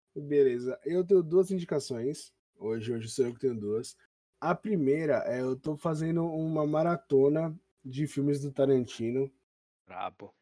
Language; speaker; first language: Portuguese; native; Portuguese